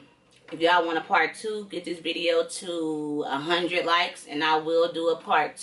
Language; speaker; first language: English; native; English